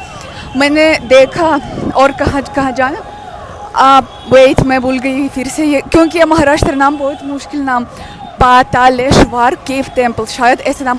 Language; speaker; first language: Hindi; non-native, learner; Russian